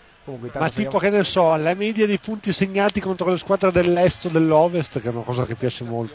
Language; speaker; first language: Italian; native; Italian